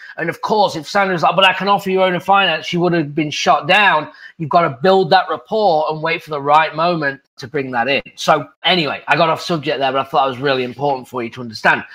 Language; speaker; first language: English; native; English